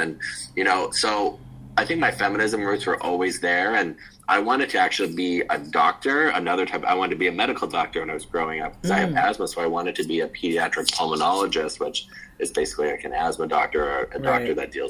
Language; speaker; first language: English; native; English